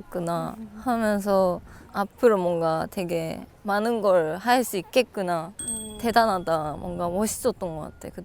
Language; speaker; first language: Korean; non-native, fluent; Japanese